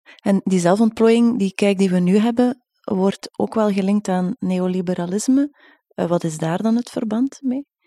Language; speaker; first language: Dutch; native; Dutch